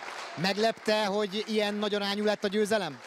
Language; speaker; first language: Hungarian; native; Hungarian